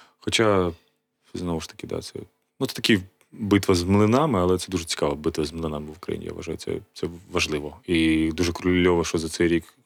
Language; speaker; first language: Ukrainian; native; Ukrainian